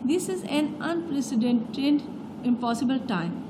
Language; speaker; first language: English; non-native, local second language; Urdu